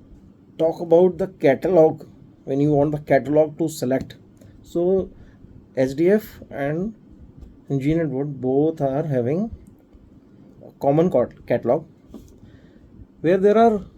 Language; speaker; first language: English; non-native, local second language; Hindi